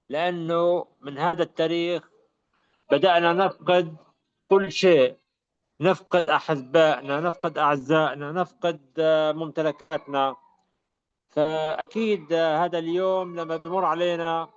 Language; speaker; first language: Arabic; native; Arabic